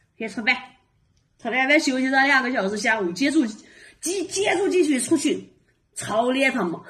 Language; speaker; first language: Chinese; native; Chinese